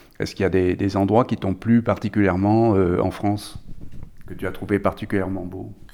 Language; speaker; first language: French; native; French